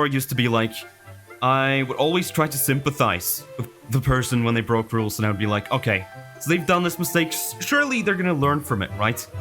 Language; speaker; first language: English; non-native, fluent; Norwegian